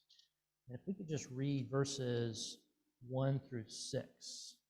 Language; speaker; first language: English; native; English